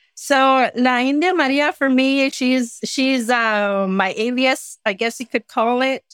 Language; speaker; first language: English; native; English